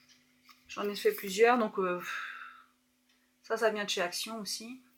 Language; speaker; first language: French; native; French